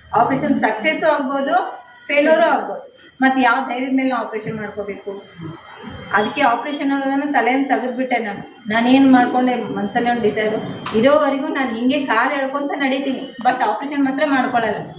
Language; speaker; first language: Kannada; native; Kannada